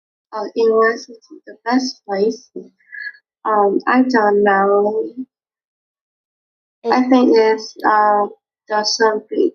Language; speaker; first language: English; non-native, learner; Vietnamese